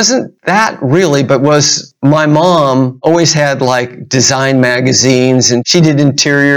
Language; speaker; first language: English; native; English